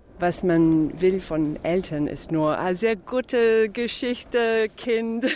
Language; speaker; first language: German; non-native, fluent; English